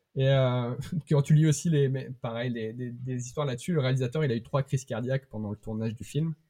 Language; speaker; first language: French; native; French